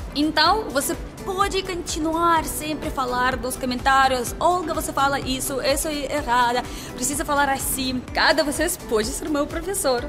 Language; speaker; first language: Portuguese; non-native, learner; Russian